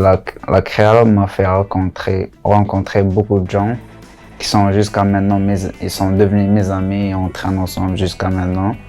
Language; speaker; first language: French; early bilingual, other home language; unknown